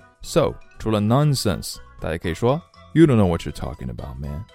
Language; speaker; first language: English; non-native, fluent; Chinese